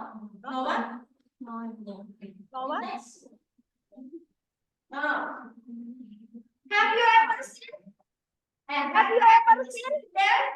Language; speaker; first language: English; non-native, learner; Indonesian